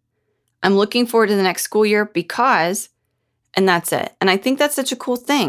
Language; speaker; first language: English; native; English